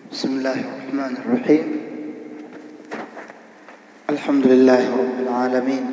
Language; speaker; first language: Arabic; non-native, fluent; Swahili